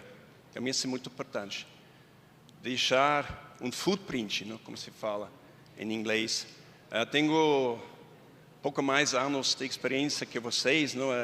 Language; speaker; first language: Portuguese; non-native, fluent; Swiss German